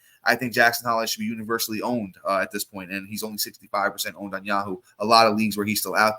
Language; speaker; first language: English; native; English